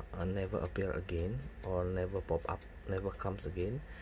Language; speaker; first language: English; non-native, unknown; Indonesian